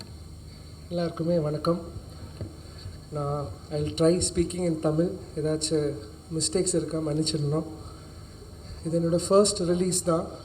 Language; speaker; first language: Tamil; non-native, learner; Malayalam